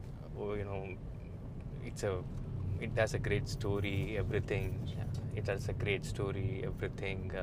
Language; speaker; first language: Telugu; non-native, learner; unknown